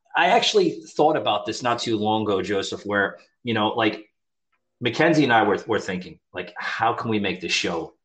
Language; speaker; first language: English; native; English